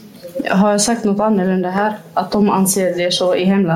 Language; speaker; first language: Swedish; non-native, fluent; Kurdish